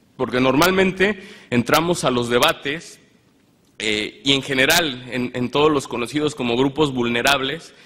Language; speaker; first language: Spanish; native; Spanish